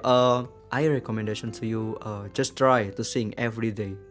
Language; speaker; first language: English; non-native, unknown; Indonesian